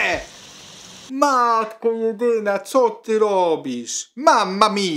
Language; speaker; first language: Polish; non-native, fluent; Italian